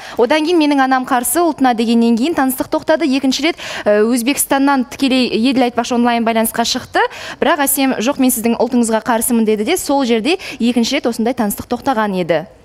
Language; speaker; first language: Kazakh; native; Kazakh